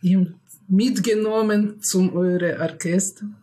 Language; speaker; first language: German; non-native, learner; Russian